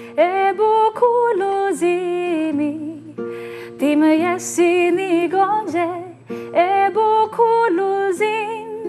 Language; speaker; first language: Albanian; non-native, learner; English